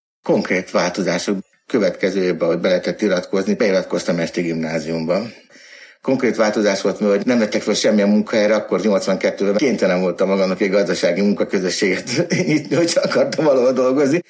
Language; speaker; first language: Hungarian; native; Hungarian